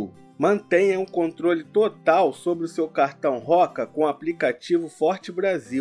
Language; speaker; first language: Portuguese; native; Portuguese